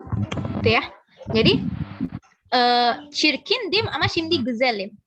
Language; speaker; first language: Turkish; non-native, fluent; Indonesian